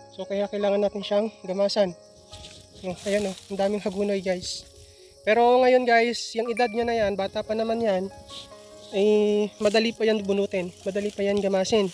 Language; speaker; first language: Filipino; non-native, local second language; Cebuano